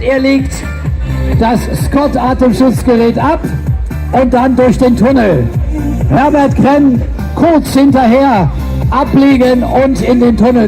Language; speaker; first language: German; native; German